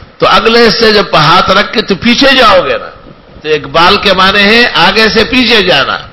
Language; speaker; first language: Urdu; non-native, local second language; Pashto